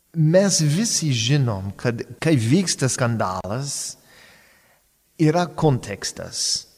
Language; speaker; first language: Lithuanian; non-native, fluent; English